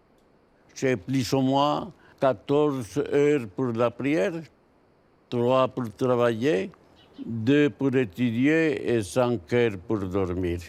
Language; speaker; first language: French; non-native, learner; Spanish